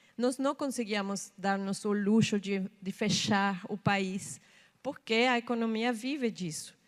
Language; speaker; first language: Portuguese; non-native, fluent; Spanish